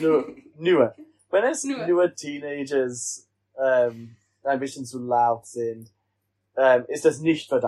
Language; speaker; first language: German; non-native, learner; English